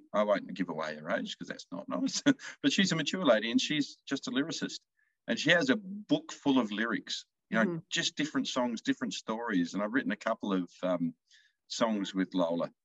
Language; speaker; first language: English; native; English